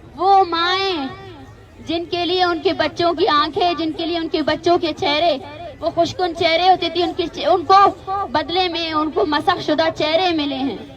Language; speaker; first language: Urdu; non-native, local second language; Baluchi